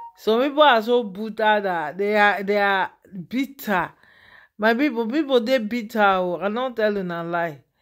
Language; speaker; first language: Nigerian Pidgin; non-native, local second language; Yoruba